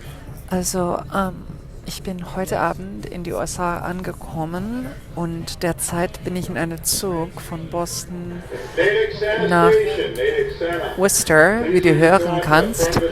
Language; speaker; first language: German; non-native, fluent; English